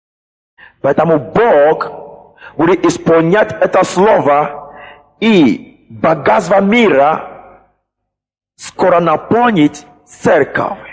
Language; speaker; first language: Russian; non-native, fluent; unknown